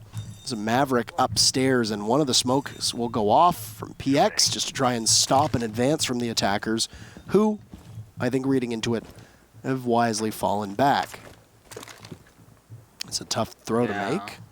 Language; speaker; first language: English; native; English